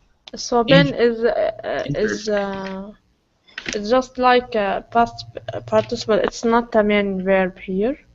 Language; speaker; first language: English; non-native, learner; Arabic